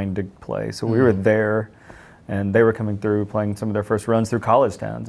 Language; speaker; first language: English; native; English